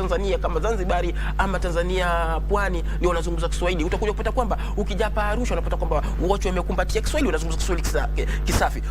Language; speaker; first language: Swahili; native; Swahili